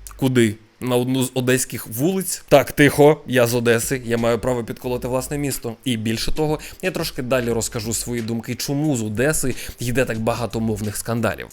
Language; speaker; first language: Ukrainian; non-native, local second language; Russian